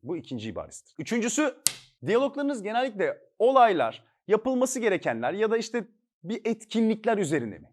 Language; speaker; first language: Turkish; native; Turkish